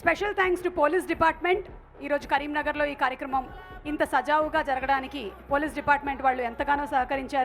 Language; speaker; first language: Telugu; native; Telugu